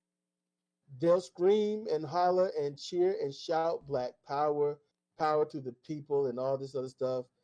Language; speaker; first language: English; native; English